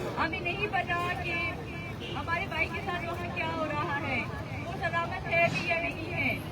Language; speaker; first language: Urdu; non-native, local second language; Baluchi